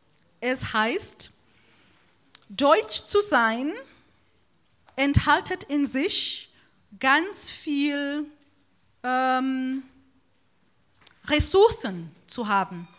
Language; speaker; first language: German; non-native, fluent; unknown